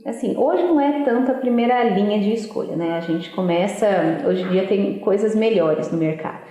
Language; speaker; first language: Portuguese; native; Portuguese